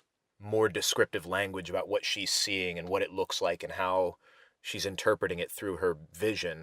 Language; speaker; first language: English; native; English